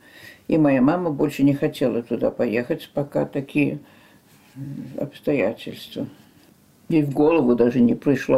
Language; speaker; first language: Russian; early bilingual, heritage; French